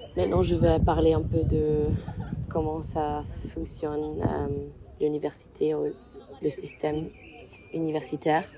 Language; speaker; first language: French; non-native, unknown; German